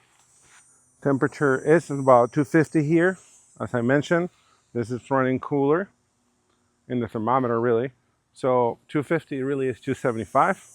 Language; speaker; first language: English; early bilingual, other home language; Spanish